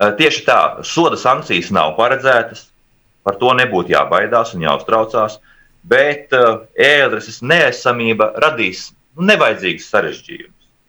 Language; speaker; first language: Latvian; native; Latvian